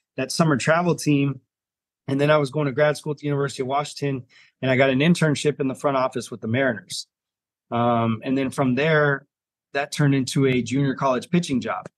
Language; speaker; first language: English; native; English